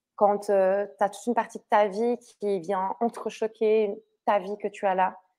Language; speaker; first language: French; early bilingual, other home language; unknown